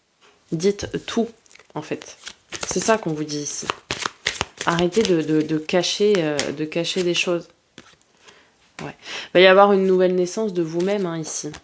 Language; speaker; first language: French; native; French